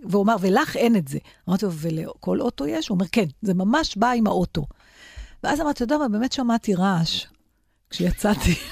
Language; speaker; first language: Hebrew; native; Hebrew